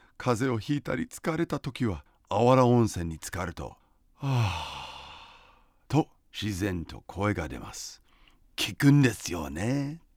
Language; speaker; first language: Japanese; non-native, fluent; English